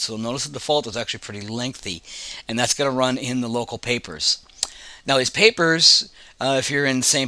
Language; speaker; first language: English; native; English